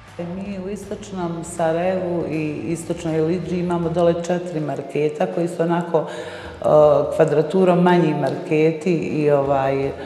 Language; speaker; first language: Bosnian; native; Bosnian